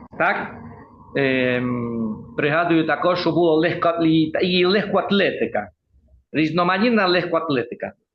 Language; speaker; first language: Ukrainian; early bilingual, heritage; Ukrainian